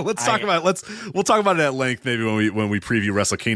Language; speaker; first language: English; native; English